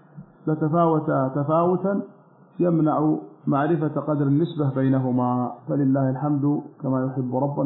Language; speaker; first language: Arabic; native; Arabic